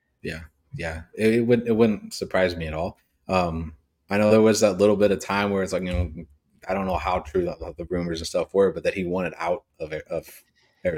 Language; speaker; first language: English; native; English